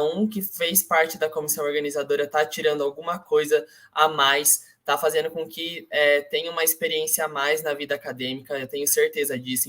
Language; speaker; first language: Portuguese; native; Portuguese